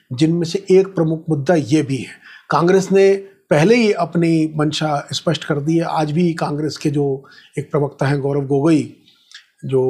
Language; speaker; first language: Hindi; native; Hindi